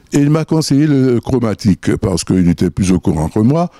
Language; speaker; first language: French; native; French